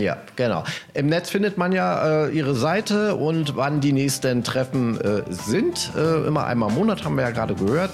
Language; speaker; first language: German; native; German